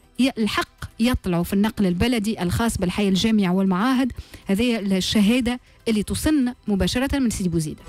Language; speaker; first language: Arabic; native; Arabic